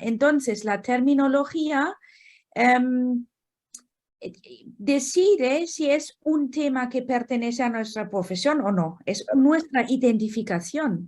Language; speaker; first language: Spanish; non-native, fluent; German